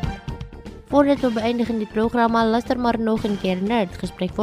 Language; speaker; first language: Dutch; non-native, fluent; Indonesian